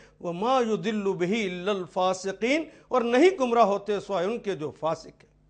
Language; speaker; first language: Urdu; non-native, local second language; Punjabi